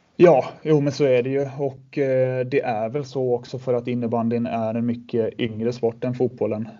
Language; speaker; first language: Swedish; native; Swedish